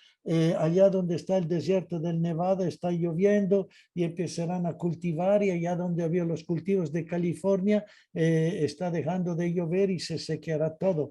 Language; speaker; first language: Spanish; non-native, fluent; Italian